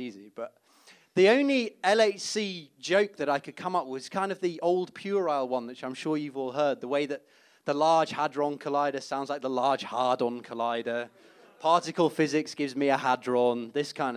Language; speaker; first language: English; native; English